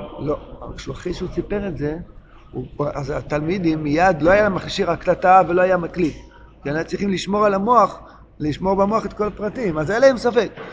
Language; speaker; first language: Hebrew; non-native, local second language; Yiddish